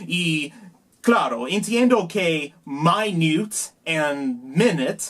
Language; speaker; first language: Spanish; non-native, learner; English